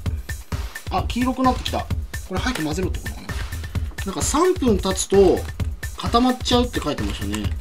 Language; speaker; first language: Japanese; native; Japanese